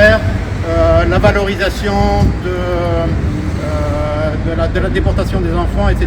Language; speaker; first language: French; native; French